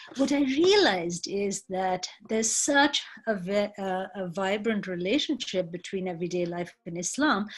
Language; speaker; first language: English; non-native, local second language; Bangla